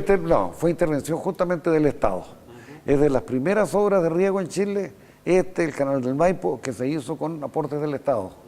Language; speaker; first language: Spanish; native; Spanish